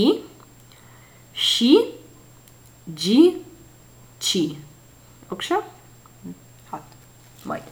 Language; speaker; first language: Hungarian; non-native, learner; Italian